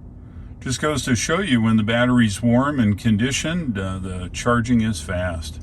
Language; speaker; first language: English; native; English